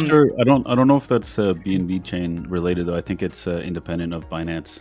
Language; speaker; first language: English; native; English